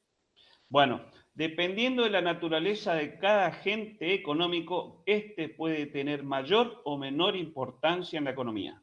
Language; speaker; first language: Spanish; native; Spanish